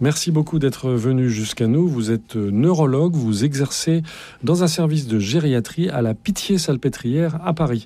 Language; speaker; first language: French; native; French